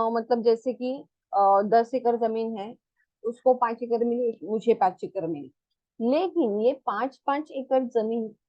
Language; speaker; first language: Hindi; non-native, local second language; Marathi